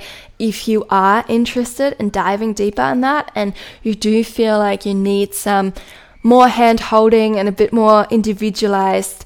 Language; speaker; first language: English; non-native, fluent; German